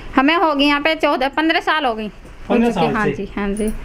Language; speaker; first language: Hindi; native; Hindi